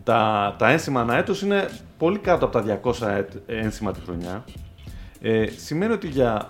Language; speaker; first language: Greek; native; Greek